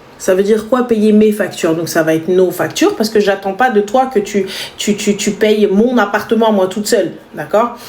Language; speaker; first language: French; native; French